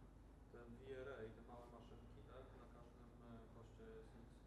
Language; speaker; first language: Polish; native; Polish